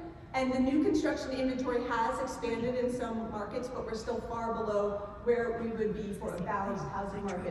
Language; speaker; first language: English; native; English